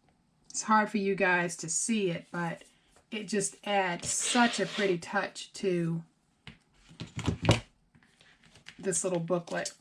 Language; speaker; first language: English; native; English